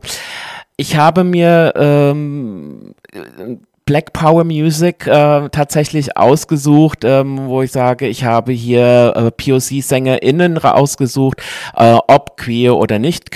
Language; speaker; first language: German; native; German